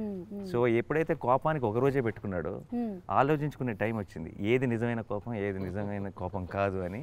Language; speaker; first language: Telugu; native; Telugu